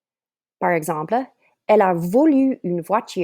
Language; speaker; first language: French; non-native, fluent; English